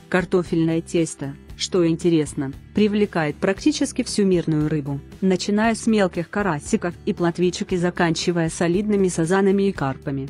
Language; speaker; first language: Russian; native; Russian